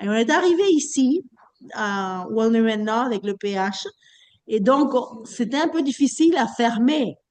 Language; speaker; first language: French; non-native, fluent; Spanish